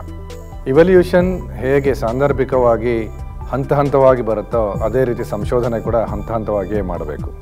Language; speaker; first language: Kannada; native; Kannada